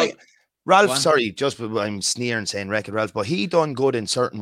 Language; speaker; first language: English; native; English